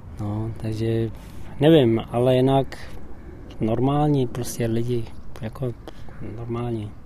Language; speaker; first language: Czech; non-native, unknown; Tibetan